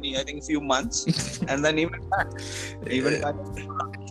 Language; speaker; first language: English; non-native, local second language; Telugu